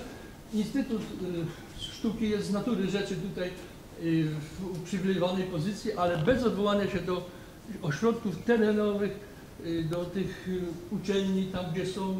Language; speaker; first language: Polish; native; Polish